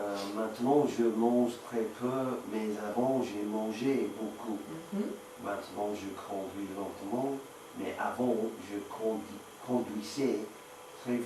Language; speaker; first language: French; non-native, learner; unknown